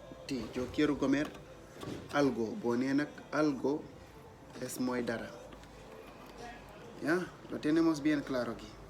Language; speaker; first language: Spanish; non-native, learner; Wolof